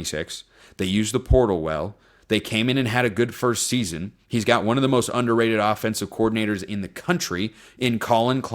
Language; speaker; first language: English; native; English